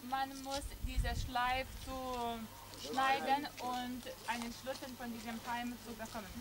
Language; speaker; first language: German; non-native, fluent; Lithuanian